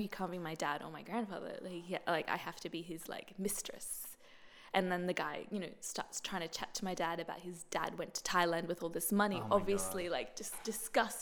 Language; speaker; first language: English; native; English